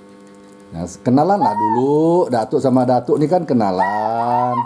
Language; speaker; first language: Indonesian; native; Indonesian